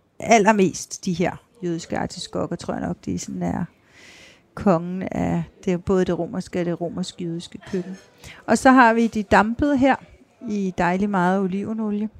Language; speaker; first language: Danish; native; Danish